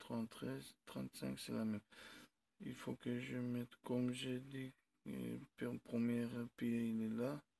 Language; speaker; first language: French; non-native, learner; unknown